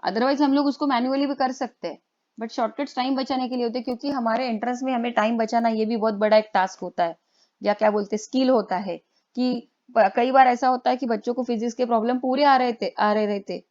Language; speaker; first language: Hindi; non-native, local second language; Marathi